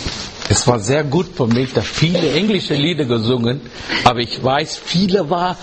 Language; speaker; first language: German; non-native, learner; English